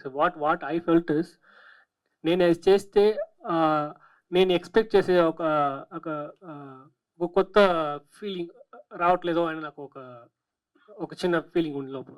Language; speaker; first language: Telugu; non-native, learner; Tamil